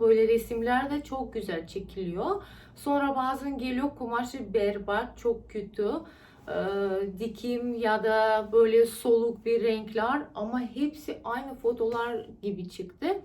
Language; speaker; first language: Turkish; non-native, fluent; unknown